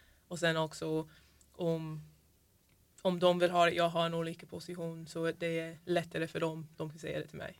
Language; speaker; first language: Swedish; non-native, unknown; English